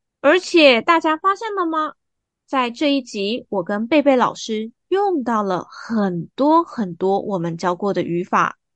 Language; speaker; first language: Chinese; native; Chinese